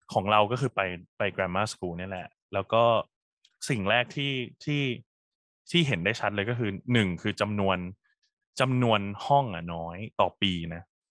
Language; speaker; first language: Thai; native; Thai